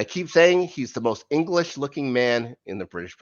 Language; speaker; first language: English; native; English